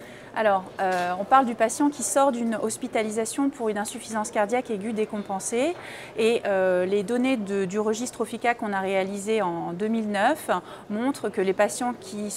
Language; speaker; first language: French; native; French